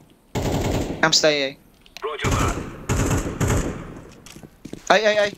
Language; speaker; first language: English; non-native, learner; Indonesian